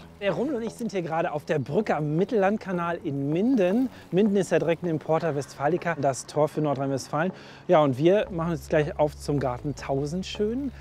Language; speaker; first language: German; native; German